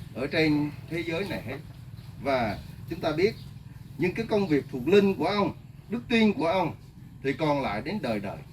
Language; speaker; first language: Vietnamese; non-native, local second language; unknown